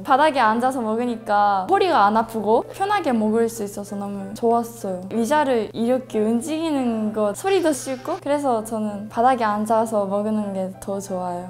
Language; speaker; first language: Korean; non-native, learner; Japanese